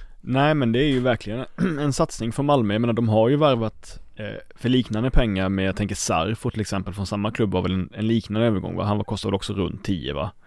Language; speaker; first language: Swedish; native; Swedish